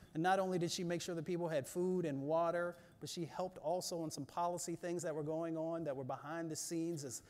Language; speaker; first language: English; native; English